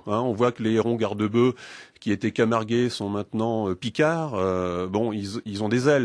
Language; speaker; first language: French; native; French